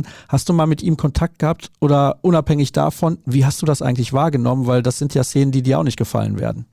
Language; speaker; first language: German; native; German